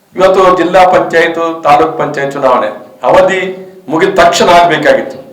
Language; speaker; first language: Kannada; native; Kannada